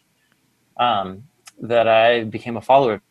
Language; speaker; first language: English; native; English